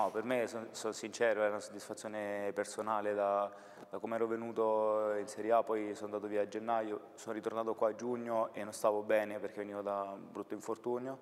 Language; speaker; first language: Italian; native; Italian